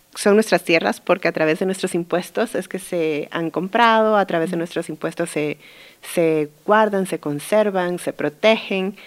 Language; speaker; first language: Spanish; native; Spanish